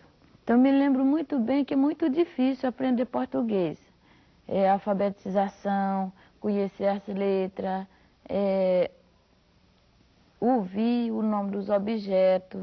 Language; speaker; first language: Portuguese; non-native, local second language; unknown